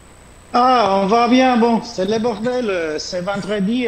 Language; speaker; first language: French; non-native, fluent; Spanish